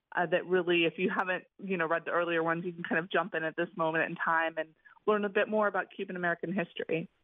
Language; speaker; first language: English; native; English